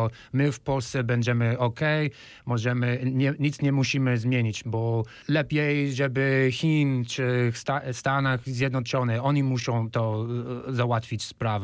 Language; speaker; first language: Polish; non-native, fluent; English